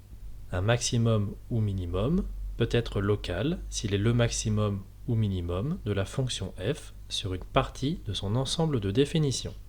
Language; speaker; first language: French; native; French